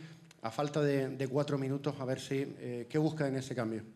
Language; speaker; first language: Spanish; native; Spanish